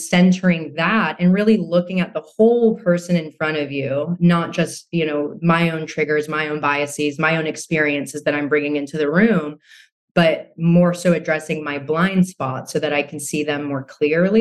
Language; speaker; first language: English; native; English